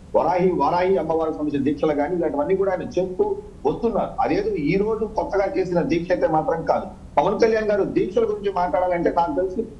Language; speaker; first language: Telugu; native; Telugu